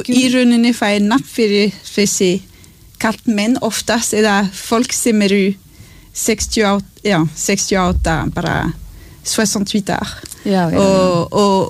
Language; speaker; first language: Icelandic; non-native, learner; French